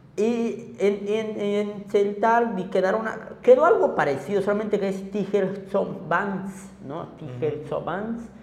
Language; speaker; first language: Spanish; non-native, local second language; Tzotzil